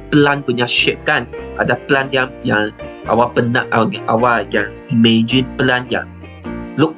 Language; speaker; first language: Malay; non-native, local second language; Chinese